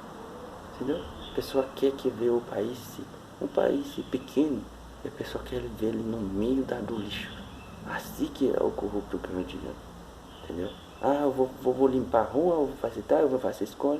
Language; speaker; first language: Portuguese; non-native, fluent; Haitian Creole